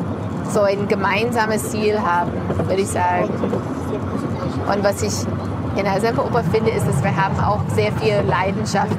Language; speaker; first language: German; non-native, fluent; English